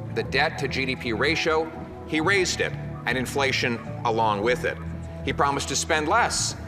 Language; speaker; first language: English; native; English